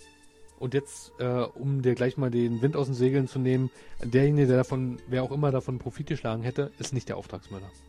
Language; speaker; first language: German; native; German